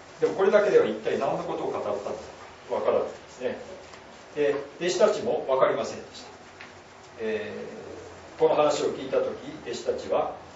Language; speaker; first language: Japanese; native; Japanese